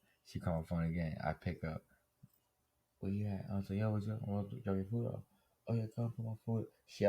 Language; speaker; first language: English; native; English